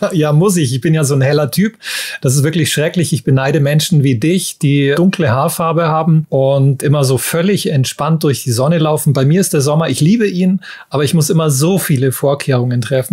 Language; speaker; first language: German; native; German